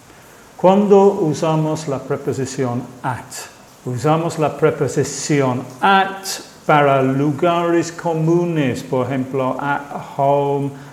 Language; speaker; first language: Spanish; non-native, fluent; English